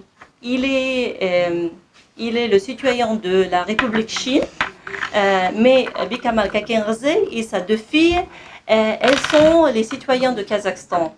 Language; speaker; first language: French; non-native, fluent; Kazakh